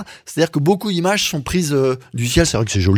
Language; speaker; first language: French; native; French